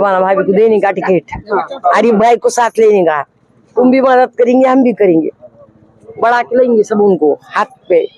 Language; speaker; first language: Hindi; native; Hindi